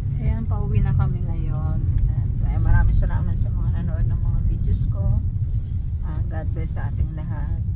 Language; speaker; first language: Filipino; native; Filipino